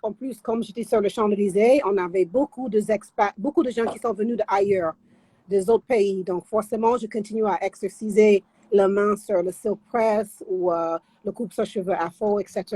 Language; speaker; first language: French; non-native, fluent; English